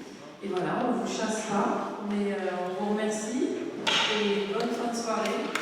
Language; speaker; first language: French; native; French